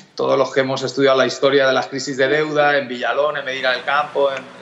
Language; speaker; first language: Spanish; native; Spanish